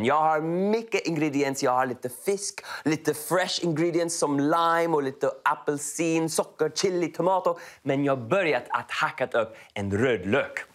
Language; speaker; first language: Swedish; non-native, learner; English